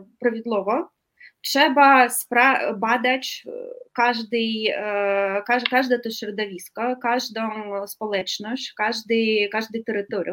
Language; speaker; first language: Polish; non-native, fluent; Russian